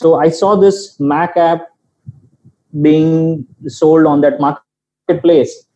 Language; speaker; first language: English; non-native, local second language; Gujarati